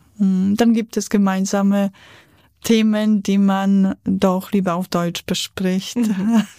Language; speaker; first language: German; non-native, fluent; Polish